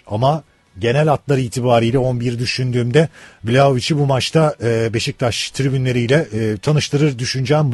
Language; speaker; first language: Turkish; native; Turkish